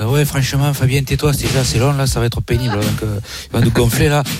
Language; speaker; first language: French; native; French